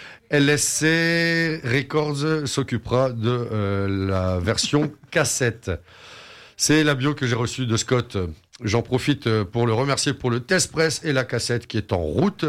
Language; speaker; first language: French; native; French